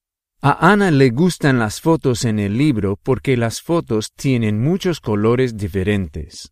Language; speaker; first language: Spanish; non-native, fluent; English